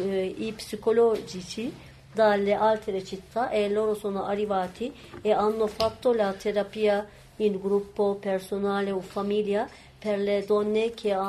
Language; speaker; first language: Italian; non-native, learner; Turkish